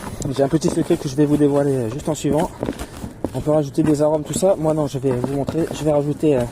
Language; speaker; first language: French; native; French